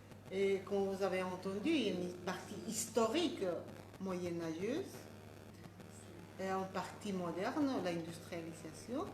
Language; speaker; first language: French; non-native, fluent; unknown